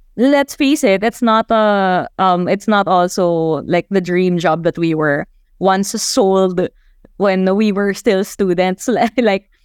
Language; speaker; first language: English; non-native, local second language; Chavacano